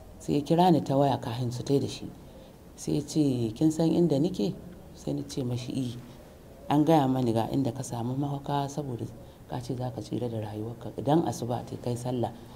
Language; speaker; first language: Hausa; native; Hausa